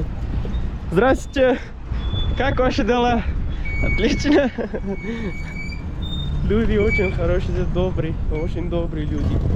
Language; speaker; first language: Russian; non-native, learner; Urdu